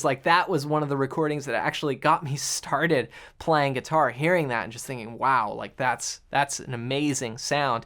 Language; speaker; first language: English; native; English